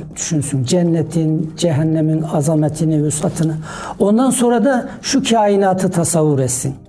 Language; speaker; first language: Turkish; native; Turkish